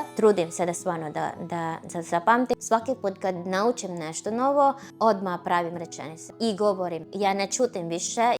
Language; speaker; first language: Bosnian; non-native, fluent; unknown